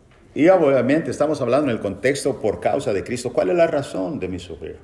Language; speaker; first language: Spanish; native; Spanish